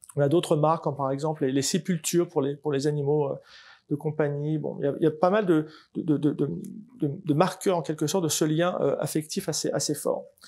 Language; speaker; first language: French; native; French